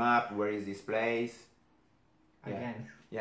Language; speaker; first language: English; non-native, fluent; Italian